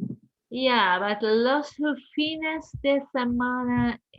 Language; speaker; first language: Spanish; non-native, learner; Japanese